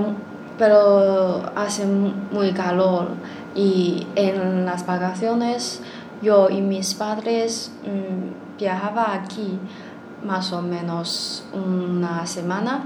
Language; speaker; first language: Spanish; non-native, learner; Chinese